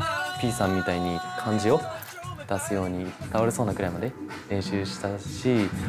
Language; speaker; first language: Japanese; native; Japanese